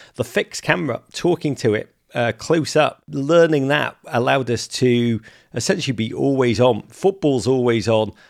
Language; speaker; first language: English; native; English